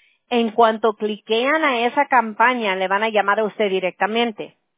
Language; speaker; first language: Spanish; early bilingual, other home language; English